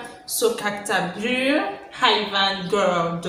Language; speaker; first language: Turkish; non-native, learner; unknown